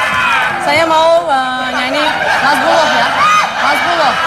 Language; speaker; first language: Indonesian; non-native, learner; Russian